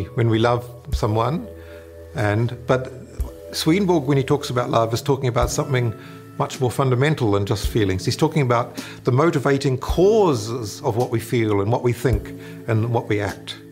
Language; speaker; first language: English; native; English